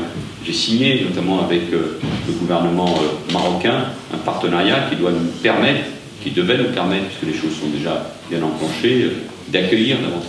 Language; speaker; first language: French; native; French